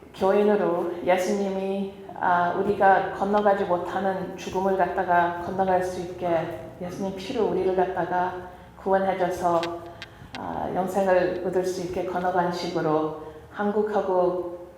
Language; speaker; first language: Korean; early bilingual, heritage; Korean